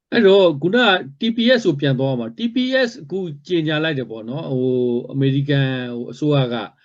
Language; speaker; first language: Burmese; native; Burmese